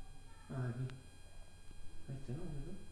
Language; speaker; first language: Spanish; native; Spanish